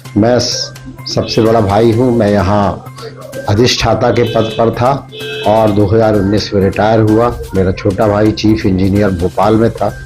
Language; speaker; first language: Hindi; native; Hindi